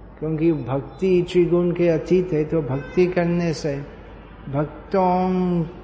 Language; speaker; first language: Hindi; non-native, fluent; English